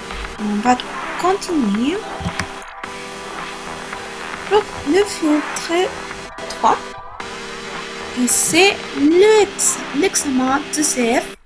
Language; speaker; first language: French; non-native, learner; Spanish